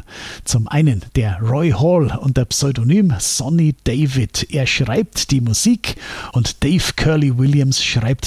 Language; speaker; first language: German; native; German